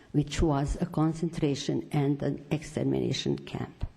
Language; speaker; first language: English; non-native, fluent; Romanian